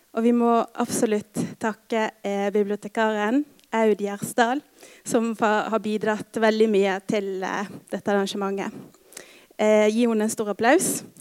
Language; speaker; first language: Norwegian; native; Norwegian